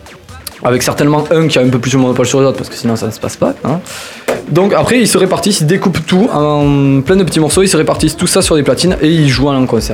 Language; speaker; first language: French; native; French